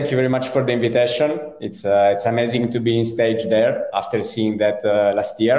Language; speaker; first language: English; non-native, fluent; Italian